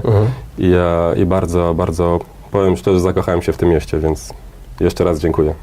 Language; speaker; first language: Polish; early bilingual, heritage; Polish